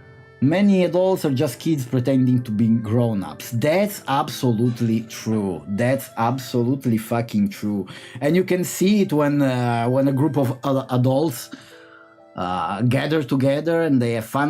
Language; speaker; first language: English; non-native, fluent; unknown